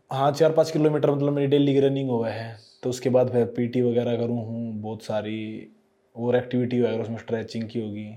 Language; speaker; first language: Hindi; native; Hindi